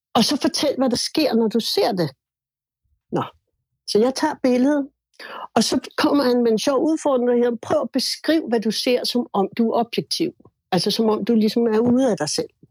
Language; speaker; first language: Danish; native; Danish